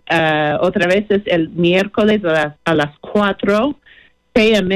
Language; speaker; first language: Spanish; non-native, fluent; English